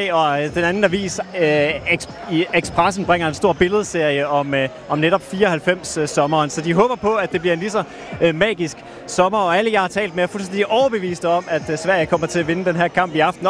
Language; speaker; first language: Danish; native; Danish